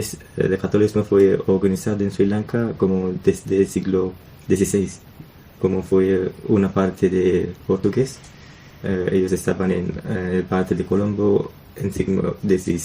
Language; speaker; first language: Spanish; non-native, learner; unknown